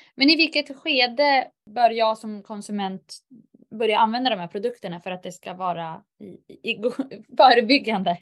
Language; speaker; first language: Swedish; native; Swedish